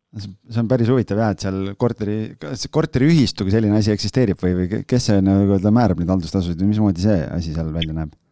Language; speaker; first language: Estonian; native; Estonian